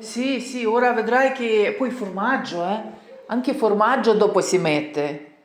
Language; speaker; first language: Italian; non-native, learner; Ukrainian